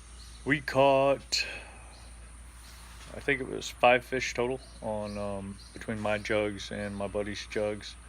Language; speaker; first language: English; native; English